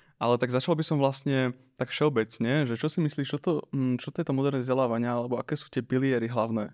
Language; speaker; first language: Slovak; native; Slovak